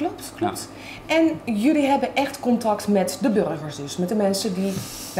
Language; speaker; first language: Dutch; native; Dutch